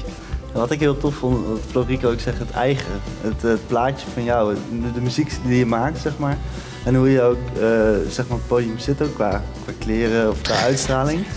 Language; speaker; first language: Dutch; native; Dutch